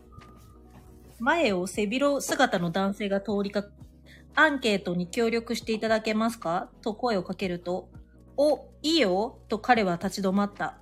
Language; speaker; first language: Japanese; native; Japanese